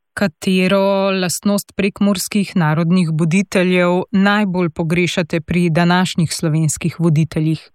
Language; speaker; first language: Slovenian; native; Slovenian